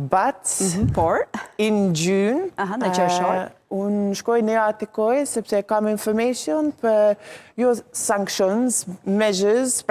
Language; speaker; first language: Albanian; non-native, learner; English